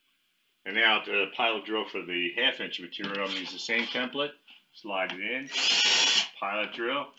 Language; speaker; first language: English; native; English